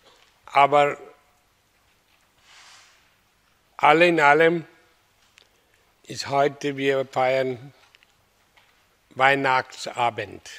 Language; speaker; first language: German; non-native, learner; Hindi